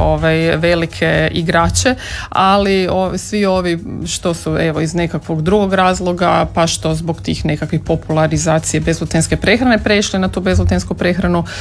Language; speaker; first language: Serbian; native; Serbian